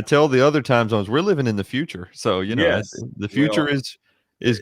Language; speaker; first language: English; native; English